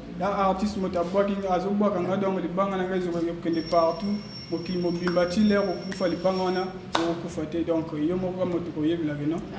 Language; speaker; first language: Lingala; native; Lingala